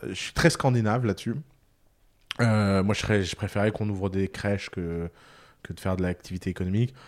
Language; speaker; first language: French; early bilingual, other home language; Arabic